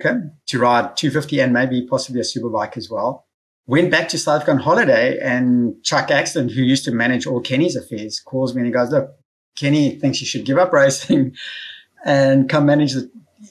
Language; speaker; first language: English; native; English